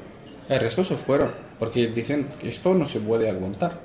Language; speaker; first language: Spanish; non-native, fluent; Arabic